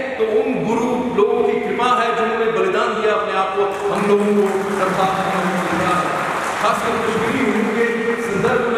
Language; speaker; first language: Urdu; non-native, local second language; Kashmiri